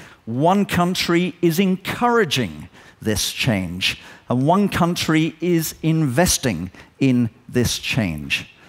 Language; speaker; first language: English; native; English